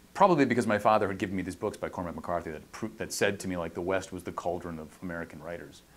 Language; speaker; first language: English; native; English